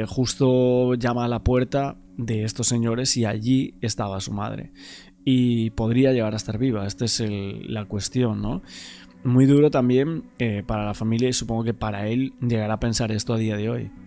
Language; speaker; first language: Spanish; native; Spanish